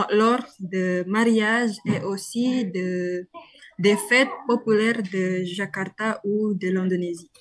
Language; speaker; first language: French; non-native, learner; Indonesian